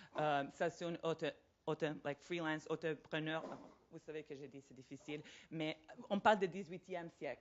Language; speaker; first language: French; non-native, fluent; Serbian